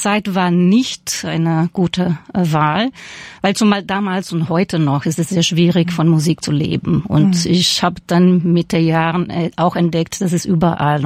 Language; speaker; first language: German; non-native, fluent; Portuguese